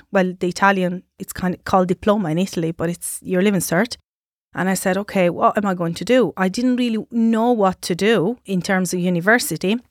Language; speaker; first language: English; non-native, fluent; Italian